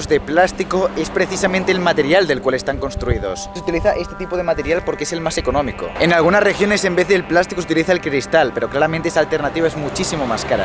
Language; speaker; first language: Spanish; native; Spanish